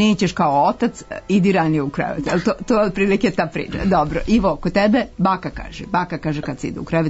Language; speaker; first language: Serbian; native; Serbian